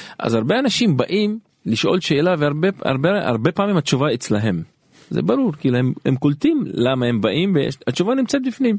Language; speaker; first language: Hebrew; non-native, local second language; Arabic